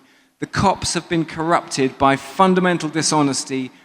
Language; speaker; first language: English; native; English